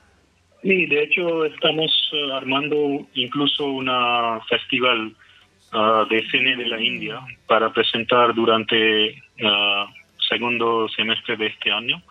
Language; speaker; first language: Spanish; non-native, fluent; Hindi